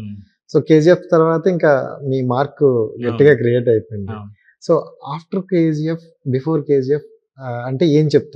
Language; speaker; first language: Telugu; native; Telugu